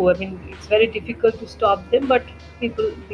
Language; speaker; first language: English; non-native, local second language; Bangla